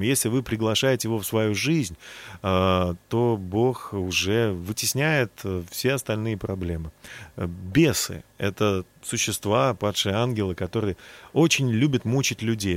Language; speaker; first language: Russian; native; Russian